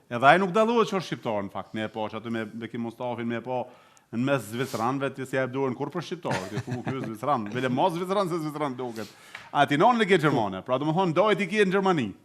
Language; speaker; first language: Albanian; native; Albanian